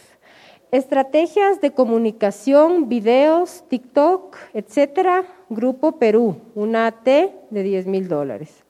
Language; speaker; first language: Spanish; native; Spanish